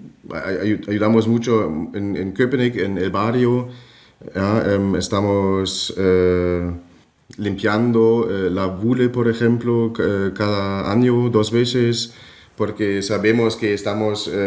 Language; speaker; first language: Spanish; non-native, fluent; German